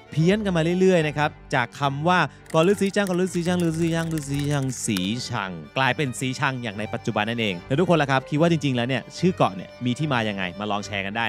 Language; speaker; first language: Thai; native; Thai